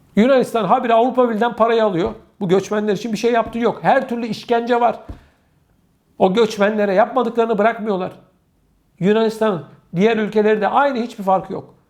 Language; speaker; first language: Turkish; native; Turkish